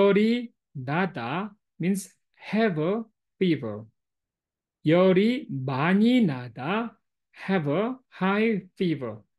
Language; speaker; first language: Korean; non-native, fluent; English